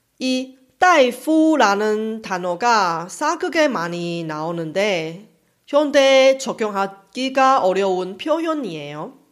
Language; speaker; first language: Korean; non-native, fluent; Chinese